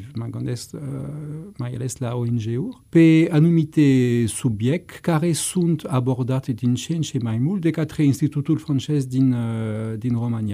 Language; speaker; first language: Romanian; non-native, fluent; French